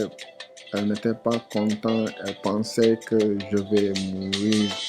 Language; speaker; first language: French; non-native, learner; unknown